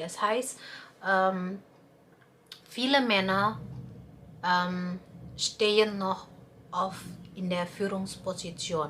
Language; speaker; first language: German; non-native, fluent; Indonesian